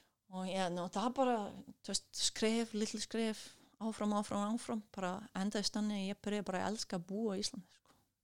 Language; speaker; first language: Icelandic; non-native, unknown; Serbian